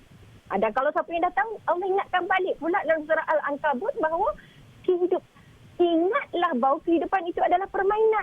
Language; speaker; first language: Malay; native; Malay